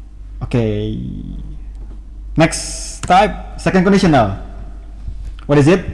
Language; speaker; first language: English; non-native, fluent; Indonesian